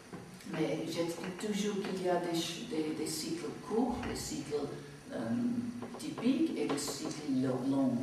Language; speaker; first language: French; non-native, fluent; English